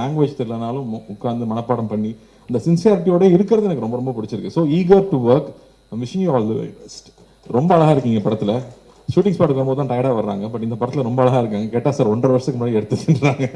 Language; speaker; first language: Tamil; native; Tamil